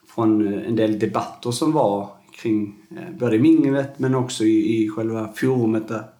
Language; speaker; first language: Swedish; native; Swedish